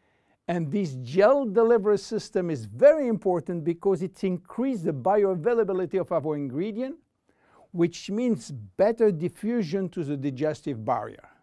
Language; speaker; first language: English; non-native, fluent; French